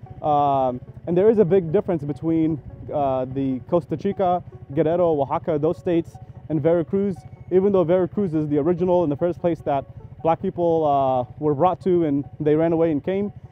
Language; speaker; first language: English; native; English